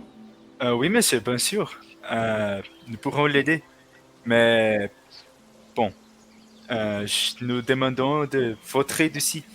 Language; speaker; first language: French; non-native, learner; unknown